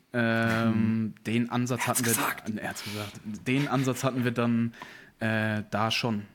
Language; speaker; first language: German; native; German